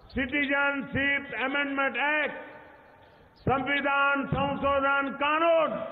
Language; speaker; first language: Hindi; non-native, local second language; Gujarati